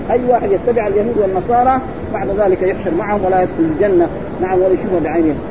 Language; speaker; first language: Arabic; native; Arabic